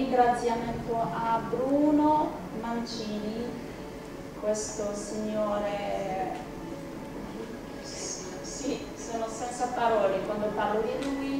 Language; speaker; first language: Italian; non-native, fluent; Arabic